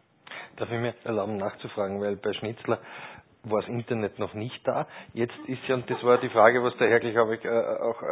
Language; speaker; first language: German; native; German